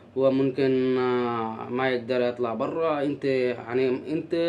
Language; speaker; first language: Arabic; non-native, learner; Bangla